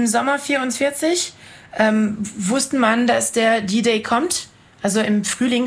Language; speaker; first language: German; non-native, fluent; French